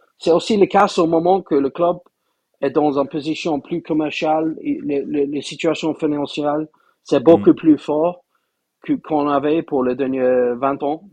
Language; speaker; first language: French; non-native, fluent; English